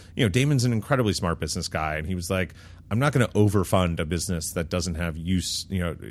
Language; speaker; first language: English; native; English